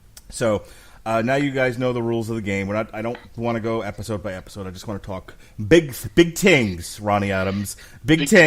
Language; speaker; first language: English; native; English